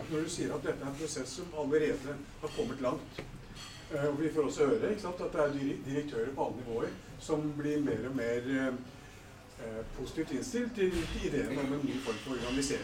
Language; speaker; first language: Norwegian; native; Norwegian